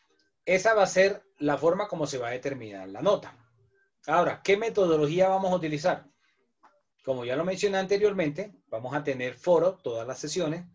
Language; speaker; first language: Spanish; native; Spanish